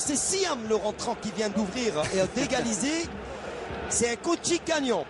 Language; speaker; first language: French; non-native, local second language; Arabic